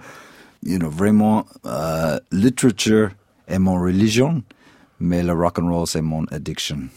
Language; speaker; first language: French; non-native, fluent; English